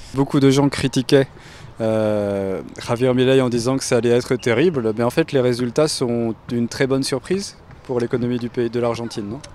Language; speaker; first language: French; native; French